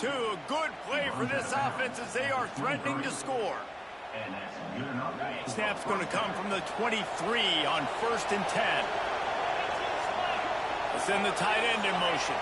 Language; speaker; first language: English; native; English